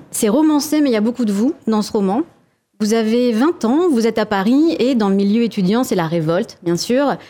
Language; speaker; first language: French; native; French